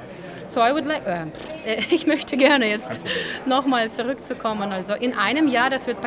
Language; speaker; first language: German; non-native, fluent; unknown